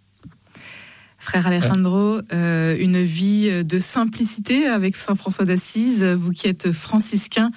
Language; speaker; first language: French; native; French